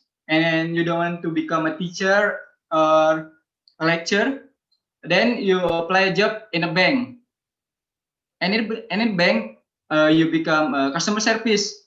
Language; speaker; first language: English; non-native, learner; Indonesian